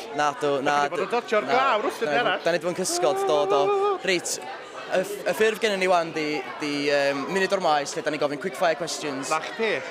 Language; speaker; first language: Welsh; native; Welsh